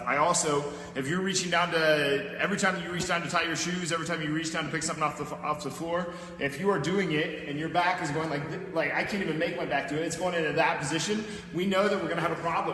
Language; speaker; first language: English; native; English